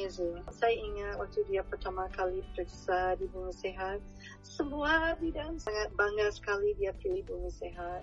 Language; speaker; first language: Indonesian; non-native, fluent; English